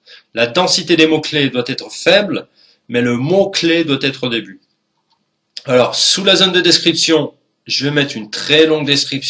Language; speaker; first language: French; native; French